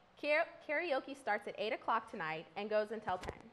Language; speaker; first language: English; native; English